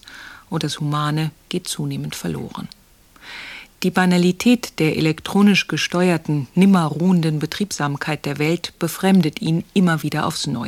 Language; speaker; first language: German; native; German